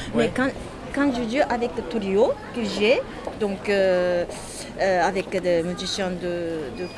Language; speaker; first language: French; non-native, learner; Japanese